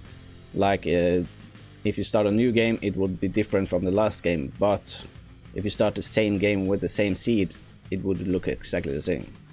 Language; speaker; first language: English; non-native, fluent; Norwegian